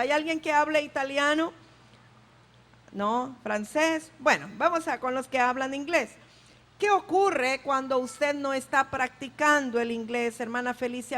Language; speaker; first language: Spanish; native; Spanish